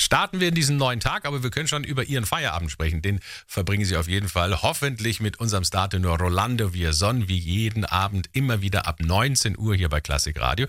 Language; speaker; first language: German; native; German